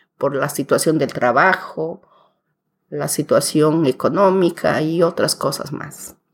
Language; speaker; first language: Spanish; native; Spanish